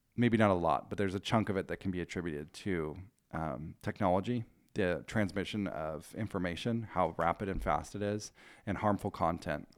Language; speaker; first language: English; native; English